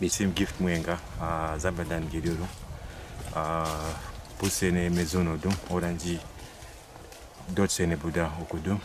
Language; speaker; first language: Turkish; non-native, learner; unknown